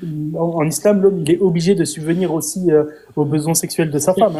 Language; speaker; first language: French; native; French